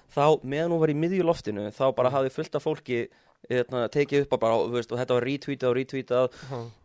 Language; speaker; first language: Icelandic; early bilingual, heritage; English